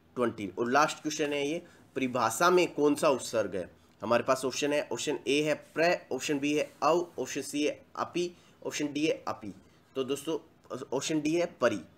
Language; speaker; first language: Hindi; native; Hindi